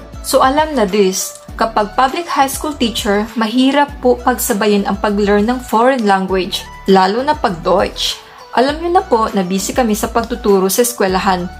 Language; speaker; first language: Filipino; non-native, local second language; Cebuano